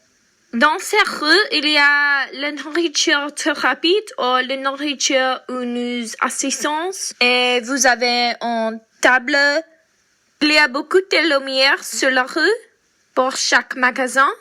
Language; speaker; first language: French; non-native, learner; English